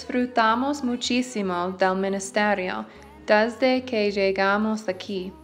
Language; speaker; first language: Spanish; non-native, fluent; English